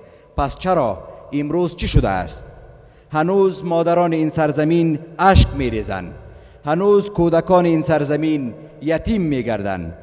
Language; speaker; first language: Persian; native; Persian